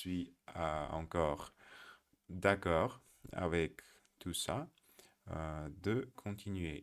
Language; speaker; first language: French; non-native, learner; Russian